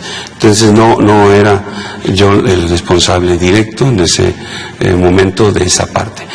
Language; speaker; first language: Spanish; native; Spanish